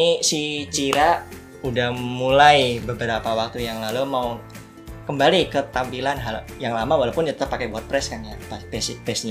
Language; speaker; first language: Indonesian; native; Indonesian